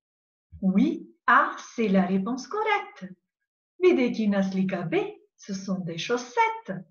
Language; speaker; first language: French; non-native, fluent; Macedonian